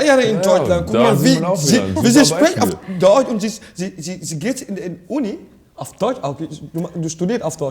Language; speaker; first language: German; non-native, fluent; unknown